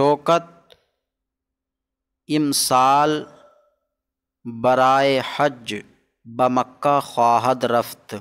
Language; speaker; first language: Persian; non-native, fluent; Urdu